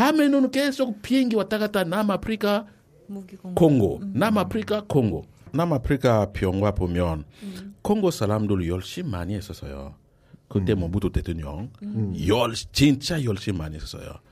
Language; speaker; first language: Korean; non-native, learner; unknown